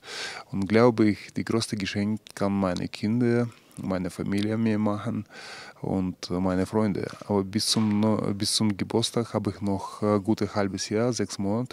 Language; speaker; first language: German; non-native, fluent; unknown